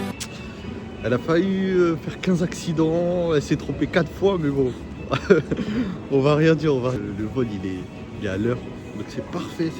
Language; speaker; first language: French; native; French